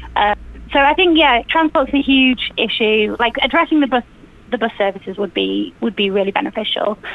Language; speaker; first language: English; native; English